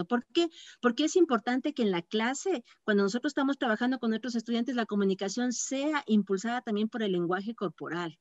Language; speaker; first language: Spanish; native; Spanish